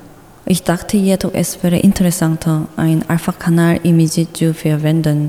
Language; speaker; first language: German; non-native, fluent; Korean